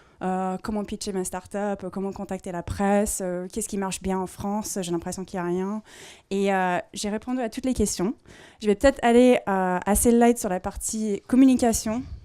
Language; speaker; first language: French; non-native, fluent; English